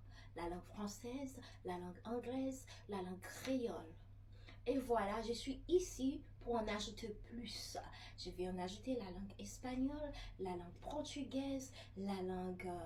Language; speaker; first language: French; early bilingual, other home language; Haitian Creole